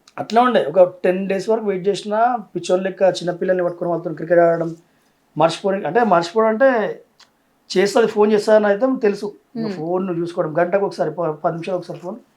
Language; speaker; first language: Telugu; native; Telugu